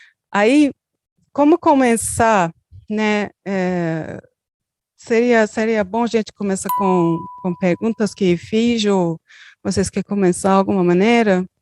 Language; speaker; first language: Portuguese; non-native, learner; Turkish